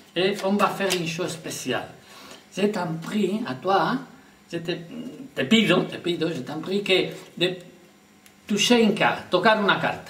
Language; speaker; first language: French; non-native, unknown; Spanish